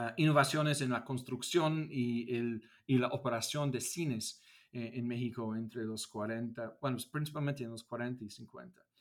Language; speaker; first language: Spanish; non-native, fluent; English